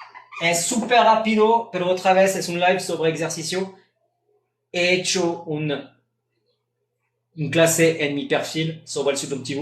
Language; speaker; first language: Spanish; non-native, fluent; French